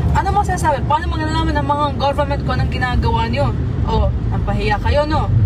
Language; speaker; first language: Filipino; early bilingual, heritage; Arabic